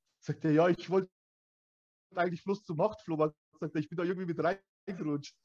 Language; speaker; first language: German; early bilingual, other home language; Turkish